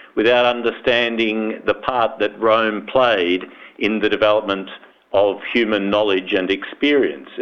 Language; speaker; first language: English; native; English